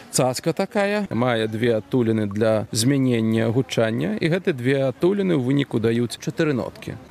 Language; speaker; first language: Belarusian; native; Belarusian